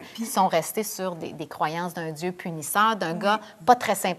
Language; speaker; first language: French; native; French